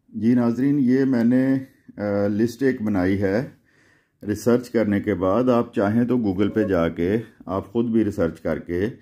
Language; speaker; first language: Urdu; non-native, local second language; Punjabi